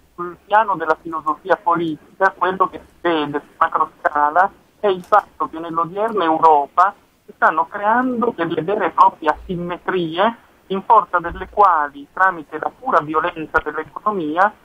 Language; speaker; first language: Italian; native; Italian